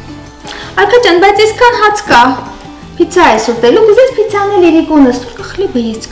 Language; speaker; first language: Russian; non-native, fluent; Armenian